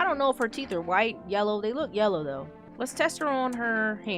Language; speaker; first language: English; native; English